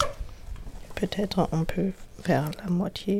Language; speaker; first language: French; non-native, learner; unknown